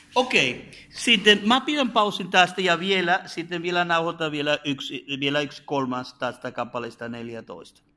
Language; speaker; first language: Finnish; non-native, fluent; Spanish